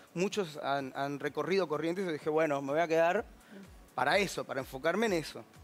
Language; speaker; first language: Spanish; native; Spanish